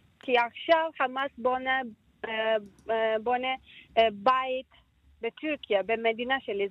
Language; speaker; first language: Hebrew; non-native, learner; Turkish